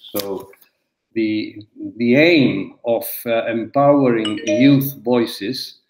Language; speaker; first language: English; non-native, fluent; Spanish